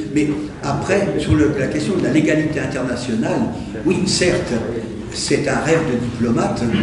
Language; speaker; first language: French; native; French